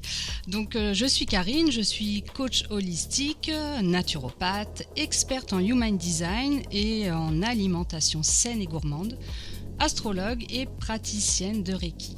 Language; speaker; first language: French; native; French